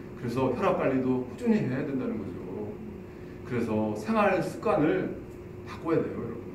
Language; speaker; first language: Korean; native; Korean